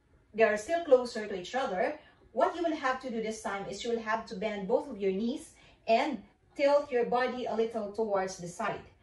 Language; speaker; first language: English; non-native, local second language; Filipino